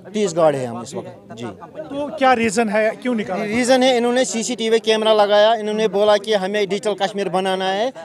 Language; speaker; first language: Hindi; non-native, local second language; Kashmiri